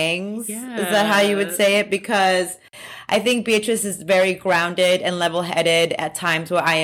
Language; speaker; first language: English; native; English